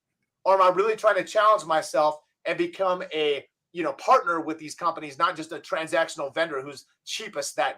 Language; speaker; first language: English; native; English